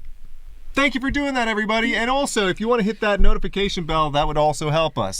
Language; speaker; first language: English; native; English